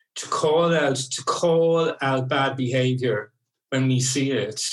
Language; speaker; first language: English; native; English